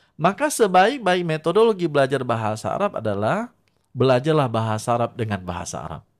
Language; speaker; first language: Indonesian; non-native, local second language; Achinese